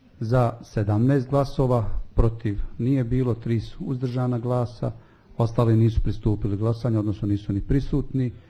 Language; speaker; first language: Bosnian; native; Bosnian